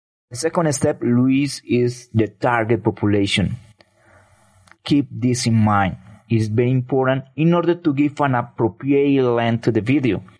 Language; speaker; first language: English; non-native, fluent; Spanish